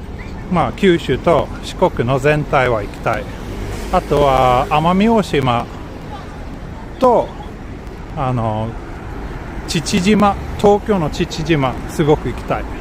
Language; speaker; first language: Japanese; non-native, fluent; Swedish